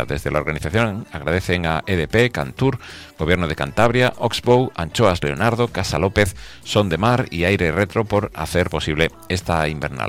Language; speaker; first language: Spanish; native; Spanish